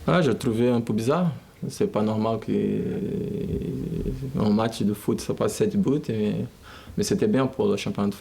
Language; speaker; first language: French; non-native, learner; Portuguese